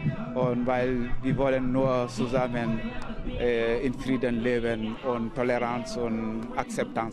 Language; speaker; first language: German; non-native, learner; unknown